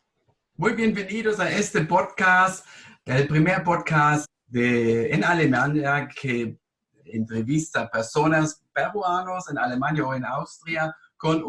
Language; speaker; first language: Spanish; non-native, fluent; German